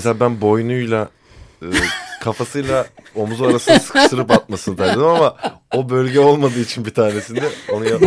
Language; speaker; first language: Turkish; native; Turkish